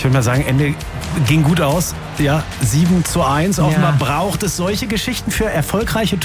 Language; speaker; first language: German; native; German